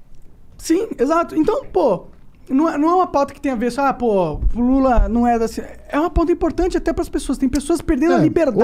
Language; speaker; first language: Portuguese; native; Portuguese